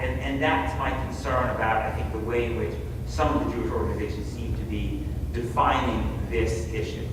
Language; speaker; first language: English; native; English